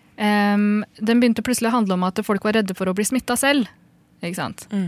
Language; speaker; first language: Norwegian; early bilingual, other home language; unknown